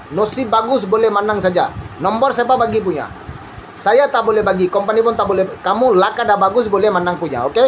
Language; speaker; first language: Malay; non-native, learner; Bangla